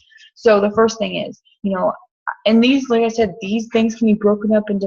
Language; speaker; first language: English; native; English